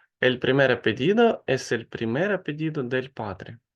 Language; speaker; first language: Spanish; non-native, learner; Ukrainian